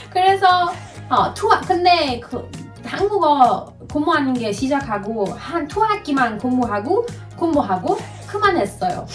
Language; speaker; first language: Korean; non-native, fluent; Persian